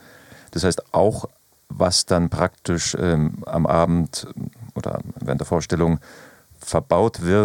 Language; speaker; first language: German; native; German